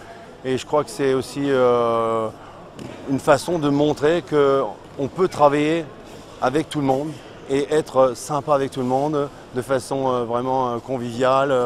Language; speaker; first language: French; native; French